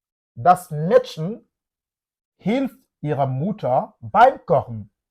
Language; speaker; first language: German; non-native, fluent; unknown